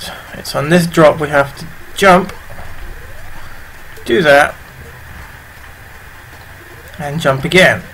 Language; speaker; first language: English; native; English